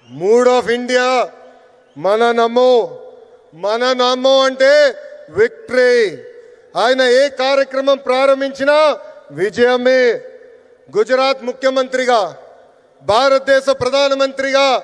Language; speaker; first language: Telugu; native; Telugu